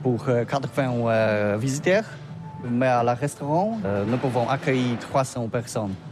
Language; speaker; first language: French; non-native, learner; Polish